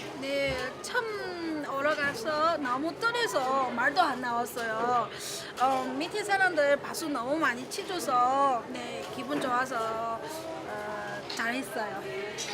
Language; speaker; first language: Korean; non-native, learner; Chinese